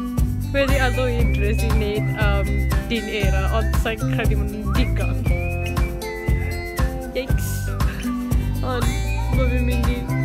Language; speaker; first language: Welsh; non-native, learner; Malay